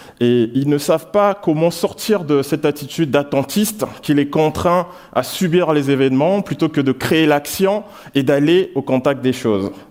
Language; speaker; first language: French; non-native, local second language; Lingala